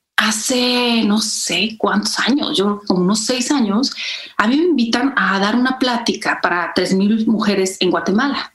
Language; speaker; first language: Spanish; early bilingual, other home language; Polish